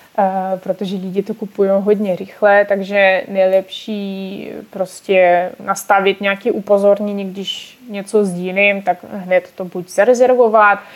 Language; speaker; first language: Czech; non-native, fluent; Russian